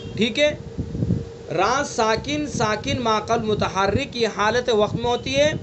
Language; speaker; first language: Urdu; native; Urdu